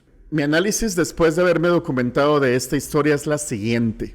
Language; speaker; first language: Spanish; native; Spanish